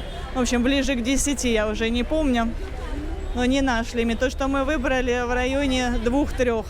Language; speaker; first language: Russian; native; Russian